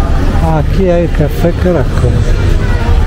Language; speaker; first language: Spanish; non-native, learner; Italian